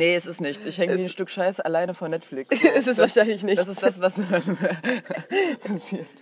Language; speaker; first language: German; native; German